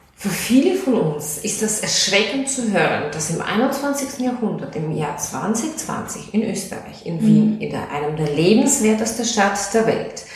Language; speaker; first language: German; non-native, fluent; Russian